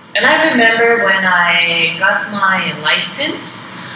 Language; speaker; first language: English; non-native, fluent; Estonian